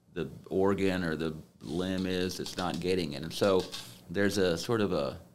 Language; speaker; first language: English; native; English